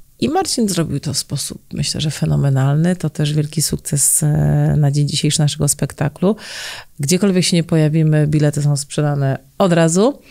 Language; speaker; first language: Polish; native; Polish